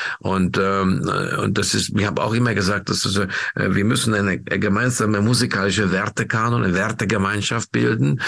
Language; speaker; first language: German; non-native, fluent; Hungarian